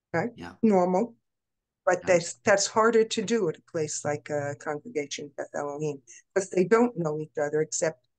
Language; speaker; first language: English; native; English